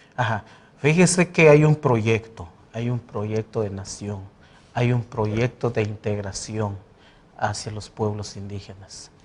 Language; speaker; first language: Spanish; non-native, local second language; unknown